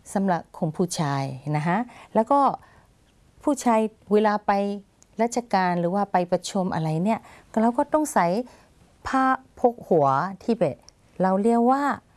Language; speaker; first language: Thai; non-native, fluent; Burmese